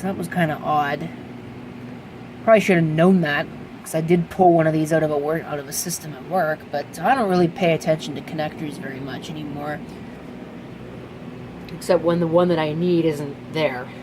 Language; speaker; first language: English; native; English